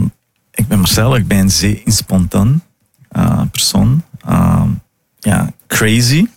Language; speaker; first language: Dutch; non-native, fluent; Portuguese